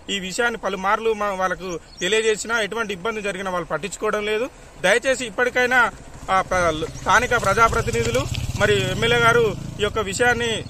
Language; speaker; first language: Telugu; native; Telugu